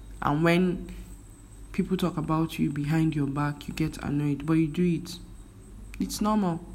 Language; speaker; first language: English; non-native, local second language; Igbo